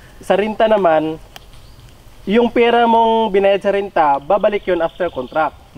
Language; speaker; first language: Filipino; native; Filipino